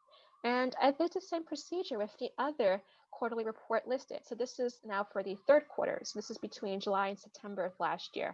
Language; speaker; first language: English; native; English